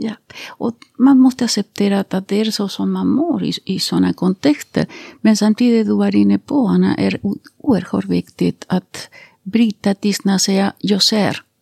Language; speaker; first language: Swedish; non-native, fluent; Spanish